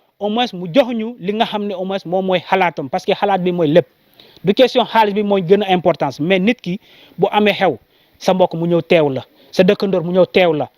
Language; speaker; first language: Wolof; non-native, local second language; Jola-Fonyi